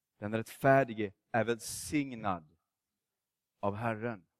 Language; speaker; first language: Swedish; native; Swedish